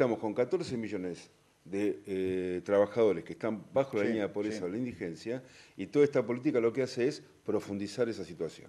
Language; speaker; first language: Spanish; native; Spanish